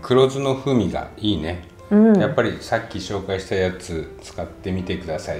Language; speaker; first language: Japanese; native; Japanese